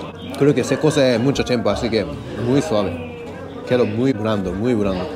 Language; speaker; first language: Spanish; non-native, learner; Japanese